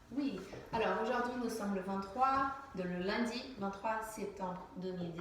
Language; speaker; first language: French; non-native, fluent; English